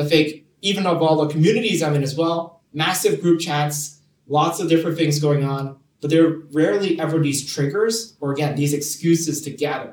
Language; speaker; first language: English; non-native, local second language; Cantonese